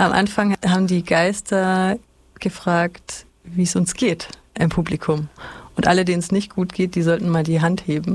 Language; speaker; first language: German; native; German